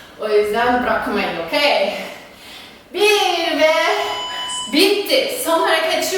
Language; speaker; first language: Turkish; non-native, fluent; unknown